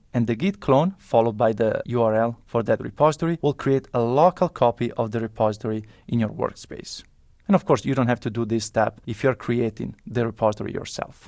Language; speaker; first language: English; non-native, fluent; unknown